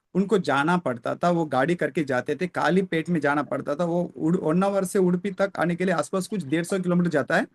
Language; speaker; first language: Hindi; non-native, local second language; Kannada